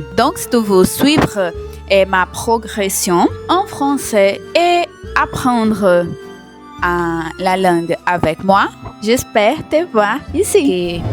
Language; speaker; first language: French; non-native, learner; Portuguese